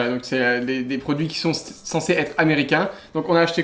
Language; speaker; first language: French; native; French